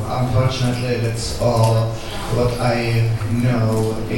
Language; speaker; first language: English; non-native, learner; Czech